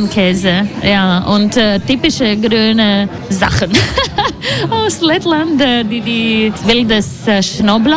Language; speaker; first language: German; non-native, learner; Latvian